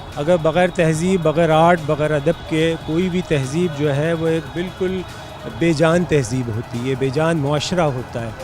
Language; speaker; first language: Urdu; native; Urdu